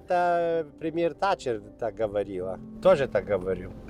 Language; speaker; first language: Russian; non-native, fluent; Lithuanian